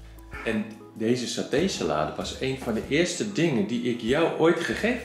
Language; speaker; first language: Dutch; native; Dutch